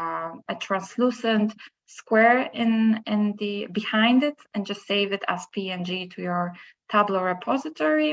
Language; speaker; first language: English; non-native, fluent; Polish